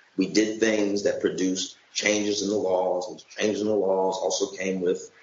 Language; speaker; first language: English; native; English